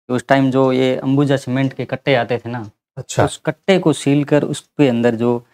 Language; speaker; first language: Hindi; native; Hindi